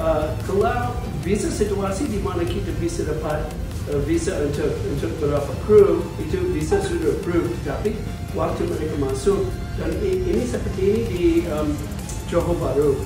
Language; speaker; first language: Indonesian; non-native, fluent; English